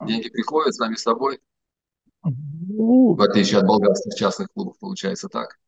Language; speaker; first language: Russian; native; Russian